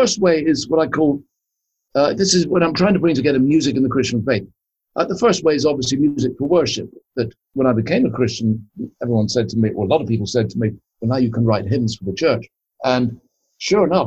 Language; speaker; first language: English; native; English